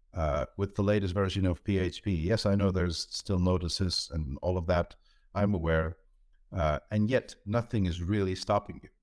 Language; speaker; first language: English; non-native, fluent; Dutch